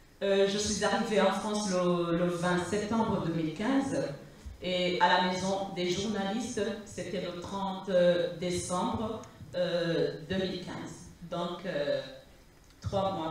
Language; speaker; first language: French; non-native, local second language; Rundi